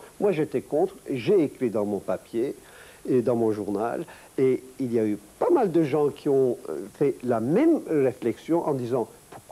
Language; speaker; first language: French; non-native, fluent; Turkish